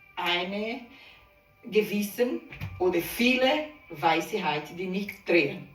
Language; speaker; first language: German; non-native, learner; Portuguese